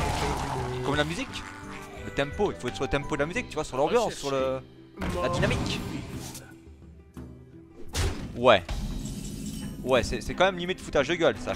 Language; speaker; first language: French; native; French